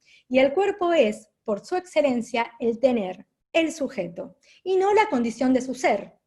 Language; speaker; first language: Spanish; native; Spanish